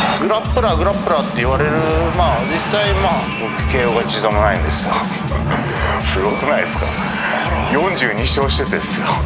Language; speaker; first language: Japanese; native; Japanese